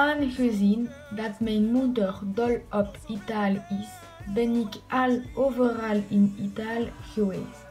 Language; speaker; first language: Dutch; non-native, learner; French